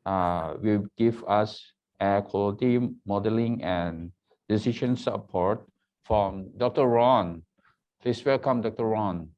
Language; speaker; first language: English; non-native, learner; Thai